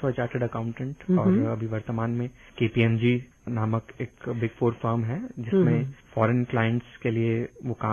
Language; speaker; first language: Hindi; native; Hindi